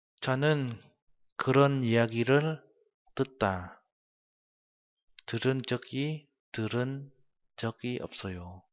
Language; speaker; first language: Korean; non-native, learner; Vietnamese